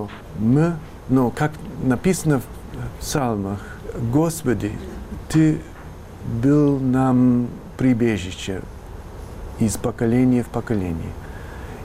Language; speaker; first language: Russian; non-native, fluent; English